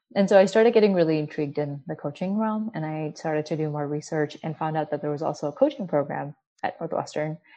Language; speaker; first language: English; early bilingual, other home language; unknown